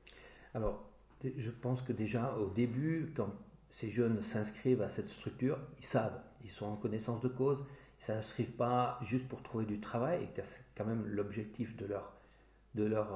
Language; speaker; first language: French; native; French